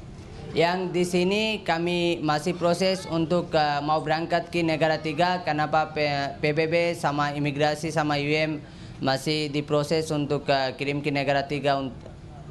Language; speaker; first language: Indonesian; non-native, learner; Rohingya